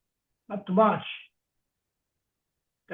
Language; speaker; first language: English; non-native, learner; Turkish